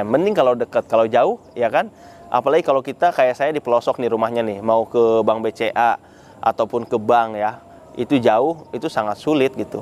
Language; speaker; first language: Indonesian; native; Indonesian